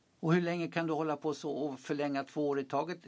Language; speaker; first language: Swedish; native; Swedish